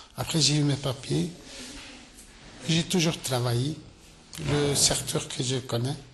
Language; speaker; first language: French; non-native, learner; Turkish